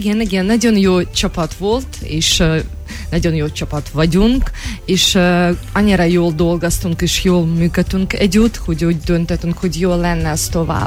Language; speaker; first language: Hungarian; non-native, learner; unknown